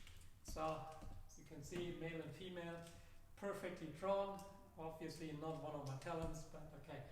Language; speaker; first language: English; non-native, fluent; German